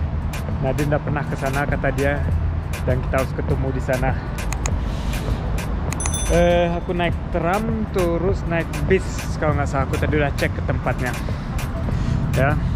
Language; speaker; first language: Indonesian; early bilingual, heritage; German